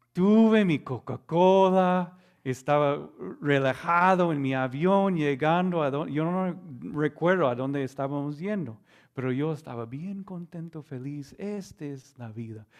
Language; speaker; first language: Spanish; non-native, fluent; English